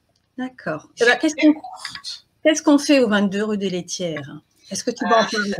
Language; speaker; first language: French; native; French